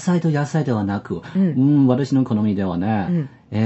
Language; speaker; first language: Japanese; non-native, fluent; Chinese